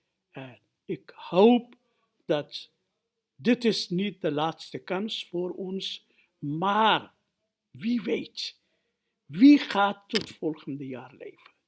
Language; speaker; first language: Dutch; non-native, fluent; Urdu